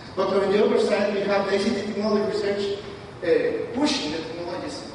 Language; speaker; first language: English; non-native, fluent; Spanish